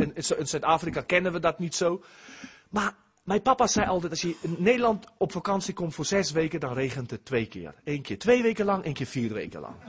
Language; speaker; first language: Dutch; early bilingual, heritage; Dutch